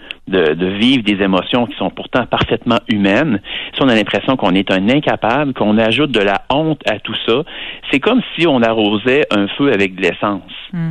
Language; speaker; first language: French; native; French